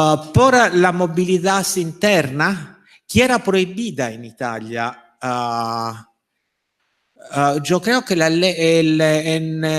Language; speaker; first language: Spanish; non-native, fluent; Italian